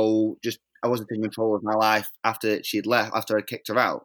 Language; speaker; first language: English; native; English